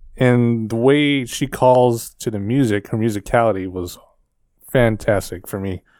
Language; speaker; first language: English; early bilingual, other home language; Filipino